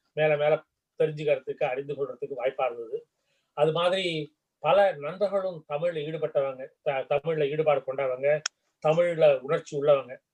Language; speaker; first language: Tamil; native; Tamil